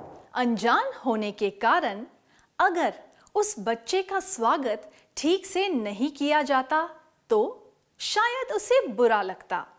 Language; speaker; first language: Hindi; native; Hindi